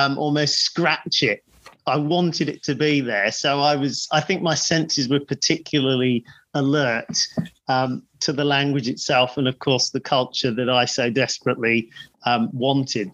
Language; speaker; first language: English; native; English